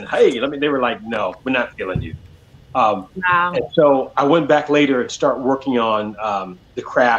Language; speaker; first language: English; native; English